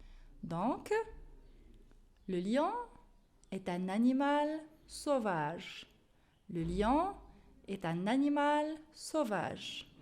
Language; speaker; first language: French; non-native, local second language; Arabic